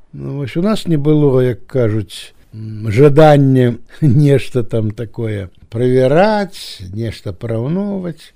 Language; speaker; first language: Belarusian; native; Belarusian